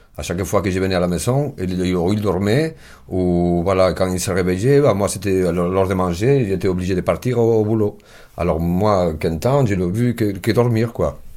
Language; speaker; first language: French; non-native, fluent; Spanish